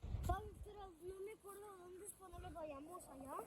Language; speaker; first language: Spanish; early bilingual, heritage; Spanish